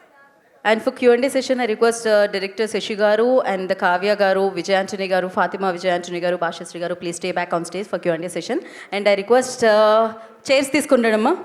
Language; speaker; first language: Telugu; native; Telugu